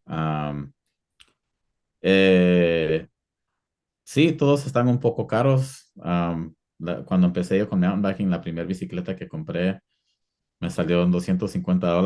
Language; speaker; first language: Spanish; early bilingual, heritage; Spanish